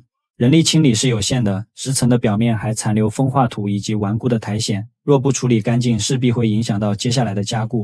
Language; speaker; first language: Chinese; native; Chinese